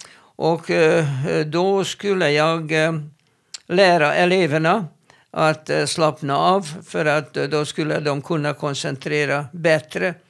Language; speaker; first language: Swedish; non-native, fluent; Hebrew